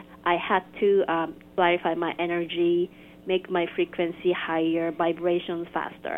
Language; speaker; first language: English; non-native, fluent; Japanese